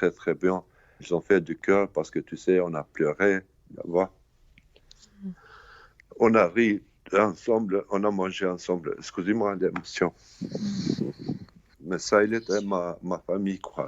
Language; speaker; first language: French; non-native, learner; Albanian